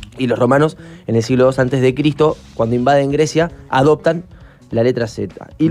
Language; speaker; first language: Spanish; native; Spanish